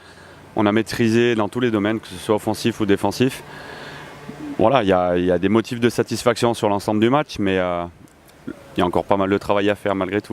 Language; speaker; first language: French; native; French